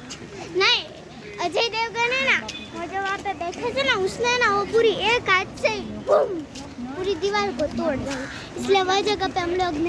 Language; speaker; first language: Hindi; non-native, local second language; Gujarati